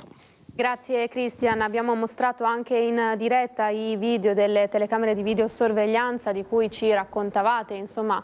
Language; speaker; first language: Italian; native; Italian